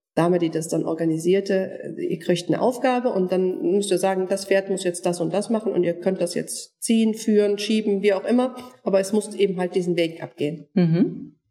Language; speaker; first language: German; non-native, fluent; Turkish